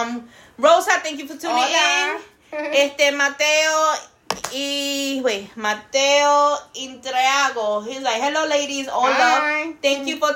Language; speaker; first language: English; non-native, fluent; Spanish